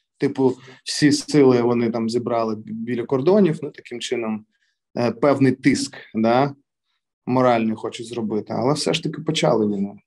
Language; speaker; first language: Ukrainian; non-native, local second language; Russian